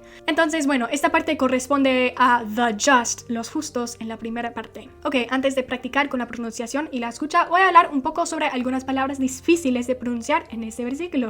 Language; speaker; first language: Spanish; non-native, fluent; English